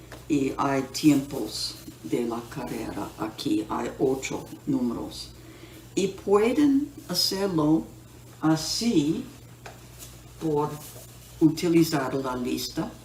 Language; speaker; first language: Spanish; non-native, fluent; English